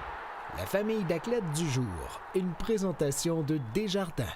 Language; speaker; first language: French; native; French